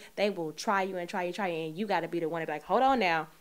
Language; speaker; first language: English; native; English